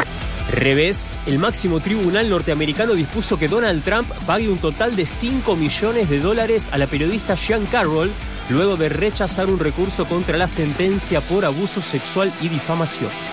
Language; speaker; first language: Spanish; native; Spanish